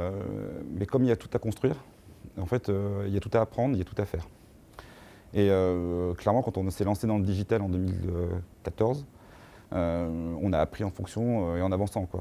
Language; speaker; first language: French; native; French